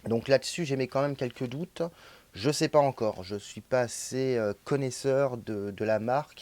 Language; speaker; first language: French; native; French